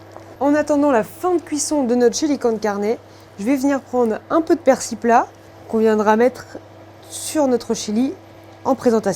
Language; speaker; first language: French; native; French